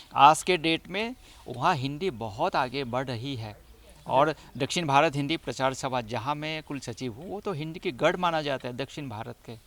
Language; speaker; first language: Hindi; non-native, local second language; Assamese